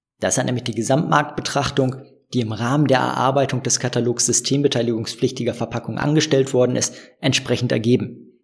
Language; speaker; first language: German; native; German